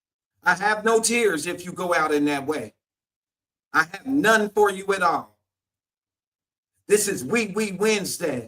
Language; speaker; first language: English; native; English